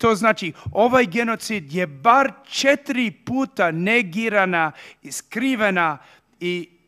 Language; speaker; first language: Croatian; early bilingual, heritage; Serbian